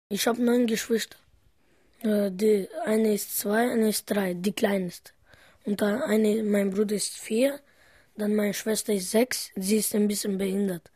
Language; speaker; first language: German; non-native, learner; Romany